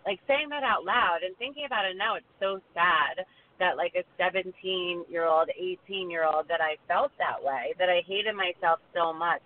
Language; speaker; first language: English; native; English